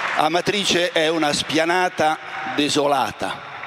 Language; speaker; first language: Italian; native; Italian